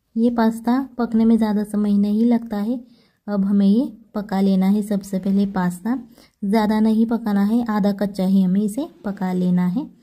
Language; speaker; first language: Hindi; non-native, local second language; Marathi